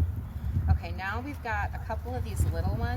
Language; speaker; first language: English; native; English